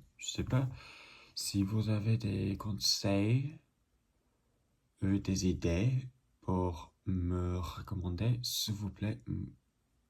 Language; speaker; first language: French; non-native, learner; English